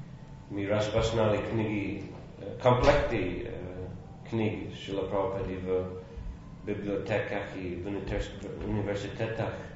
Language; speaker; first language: Russian; non-native, fluent; English